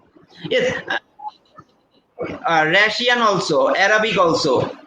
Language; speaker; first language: English; non-native, local second language; Bangla